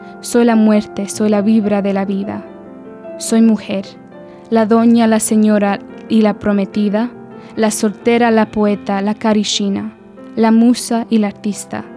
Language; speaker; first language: Spanish; early bilingual, heritage; Spanish